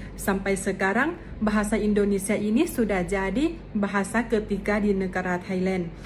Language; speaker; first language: Indonesian; non-native, fluent; Thai